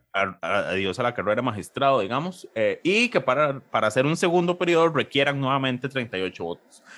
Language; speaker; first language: Spanish; native; Spanish